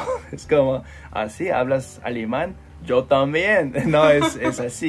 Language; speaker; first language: Spanish; non-native, fluent; English